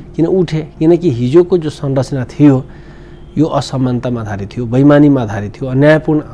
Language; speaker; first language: Nepali; non-native, local second language; Bhojpuri